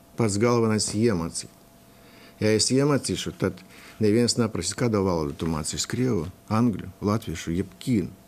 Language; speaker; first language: Latvian; non-native, local second language; Russian